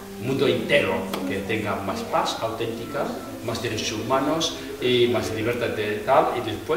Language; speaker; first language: Spanish; non-native, fluent; Tibetan